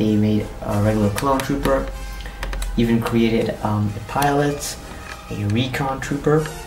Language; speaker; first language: English; native; English